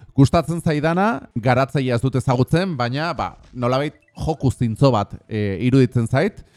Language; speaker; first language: Basque; non-native, fluent; Spanish